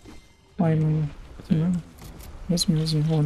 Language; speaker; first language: Russian; native; Russian